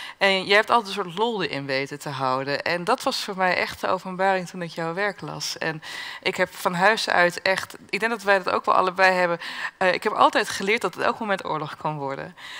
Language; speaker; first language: Dutch; native; Dutch